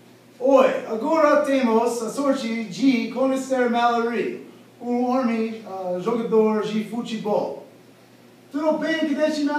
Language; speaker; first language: Portuguese; non-native, learner; English